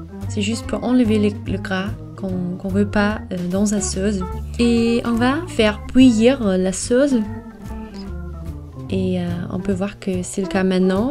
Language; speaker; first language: French; non-native, fluent; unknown